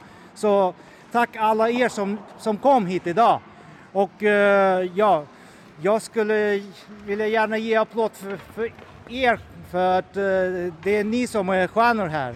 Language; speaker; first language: Swedish; non-native, fluent; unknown